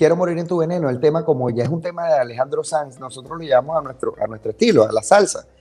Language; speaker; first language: Spanish; native; Spanish